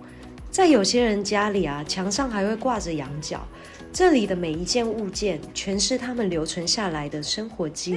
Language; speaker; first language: Chinese; native; Chinese